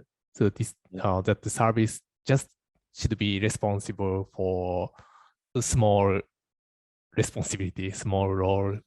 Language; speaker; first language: English; non-native, learner; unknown